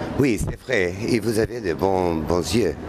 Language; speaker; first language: French; non-native, learner; Portuguese